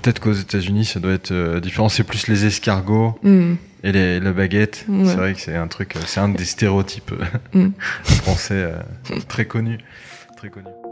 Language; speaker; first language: French; native; French